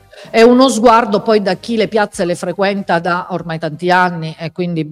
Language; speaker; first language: Italian; native; Italian